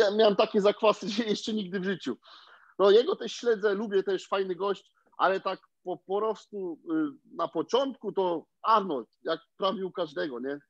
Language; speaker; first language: Polish; early bilingual, heritage; Polish